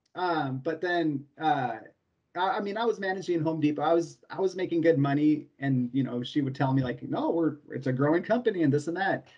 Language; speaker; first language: English; native; English